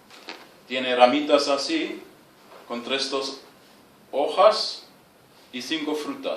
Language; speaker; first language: Spanish; non-native, fluent; German